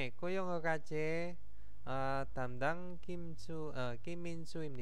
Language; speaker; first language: Korean; non-native, fluent; Indonesian